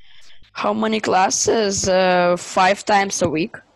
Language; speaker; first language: English; non-native, learner; Russian